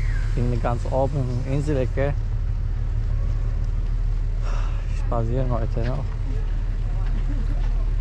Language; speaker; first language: German; non-native, learner; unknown